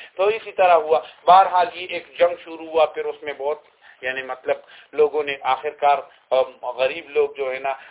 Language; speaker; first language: Urdu; non-native, local second language; Pashto